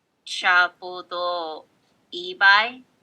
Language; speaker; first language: Chinese; non-native, learner; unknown